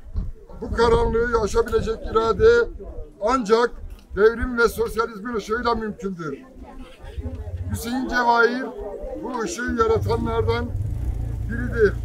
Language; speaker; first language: Turkish; native; Turkish